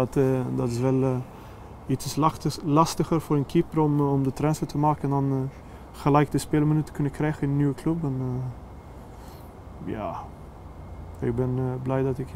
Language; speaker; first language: Dutch; non-native, fluent; Swedish